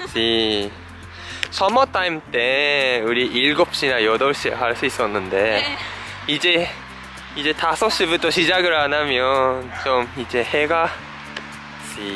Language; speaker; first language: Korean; non-native, fluent; Japanese